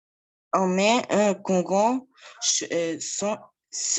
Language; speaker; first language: French; non-native, learner; Arabic